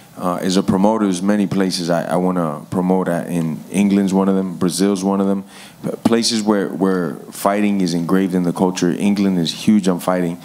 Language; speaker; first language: English; early bilingual, other home language; Spanish